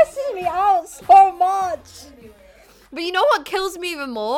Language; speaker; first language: English; native; English